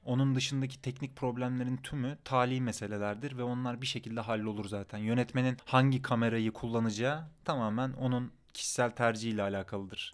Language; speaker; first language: Turkish; native; Turkish